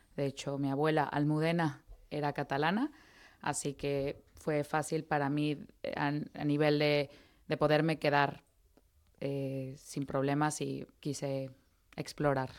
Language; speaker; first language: Spanish; native; Spanish